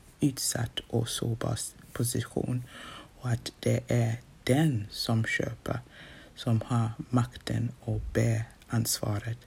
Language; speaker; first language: Swedish; non-native, fluent; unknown